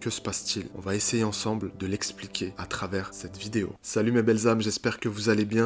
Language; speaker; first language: French; native; French